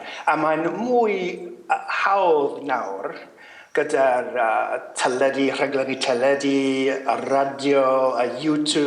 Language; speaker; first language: Welsh; non-native, learner; English